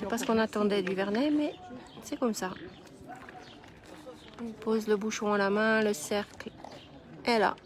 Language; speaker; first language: French; native; French